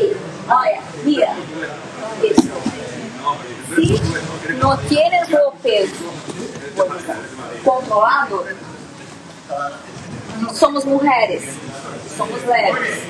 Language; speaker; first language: Spanish; non-native, learner; Portuguese